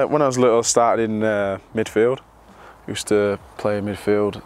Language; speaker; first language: English; native; English